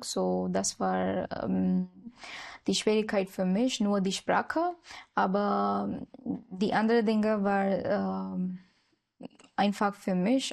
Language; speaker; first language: German; non-native, learner; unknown